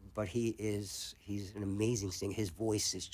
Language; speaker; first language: English; native; English